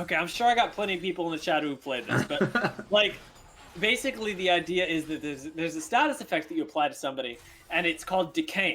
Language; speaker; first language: English; native; English